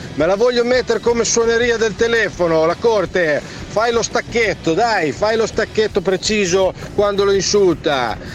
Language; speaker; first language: Italian; native; Italian